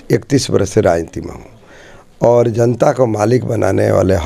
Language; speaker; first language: Hindi; non-native, local second language; Bhojpuri